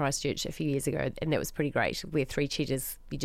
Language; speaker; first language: English; native; English